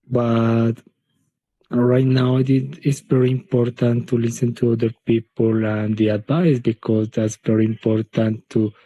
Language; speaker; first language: English; non-native, learner; Spanish